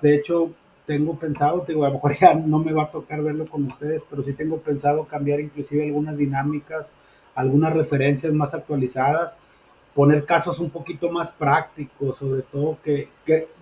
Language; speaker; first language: Spanish; native; Spanish